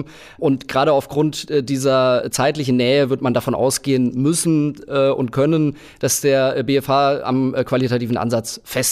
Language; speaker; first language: German; native; German